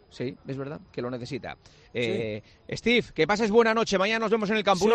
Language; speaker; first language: Spanish; native; Spanish